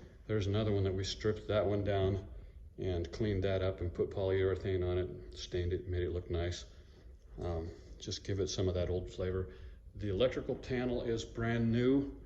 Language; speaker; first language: English; native; English